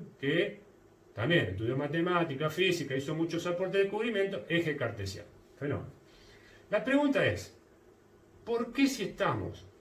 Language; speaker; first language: Spanish; native; Spanish